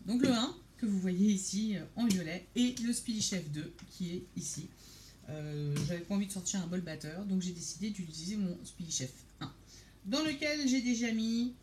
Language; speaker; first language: French; native; French